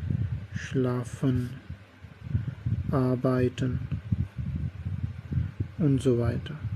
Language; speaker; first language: German; non-native, learner; Urdu